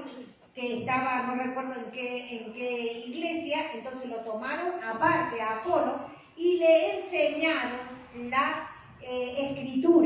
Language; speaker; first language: Spanish; native; Spanish